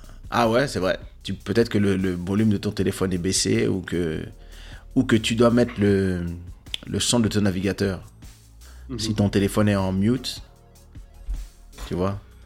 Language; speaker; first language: French; native; French